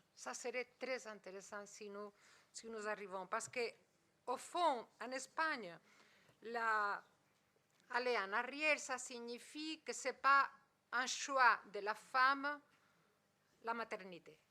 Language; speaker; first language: French; non-native, fluent; Spanish